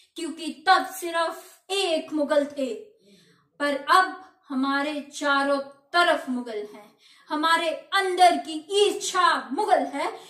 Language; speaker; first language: Hindi; non-native, local second language; Punjabi